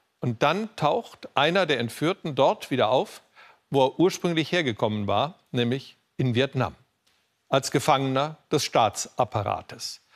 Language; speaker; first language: German; native; German